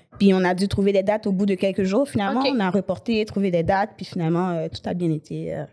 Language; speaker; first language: French; native; French